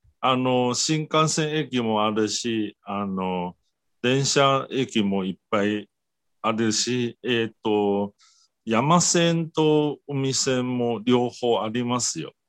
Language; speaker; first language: Japanese; non-native, learner; Chinese